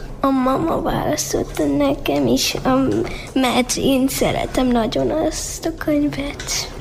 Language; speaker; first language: Hungarian; early bilingual, heritage; Hungarian